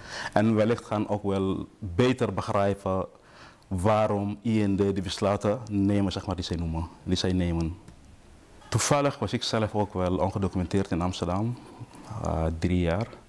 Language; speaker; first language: Dutch; non-native, fluent; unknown